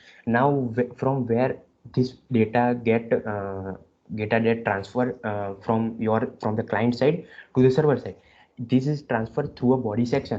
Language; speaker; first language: English; non-native, local second language; Gujarati